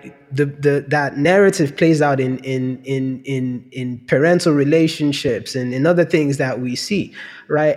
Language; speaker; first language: English; non-native, local second language; Yoruba